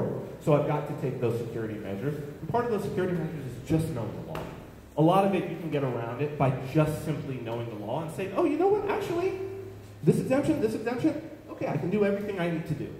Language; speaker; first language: English; native; English